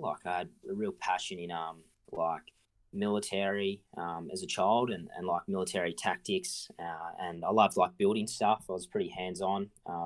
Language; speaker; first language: English; native; English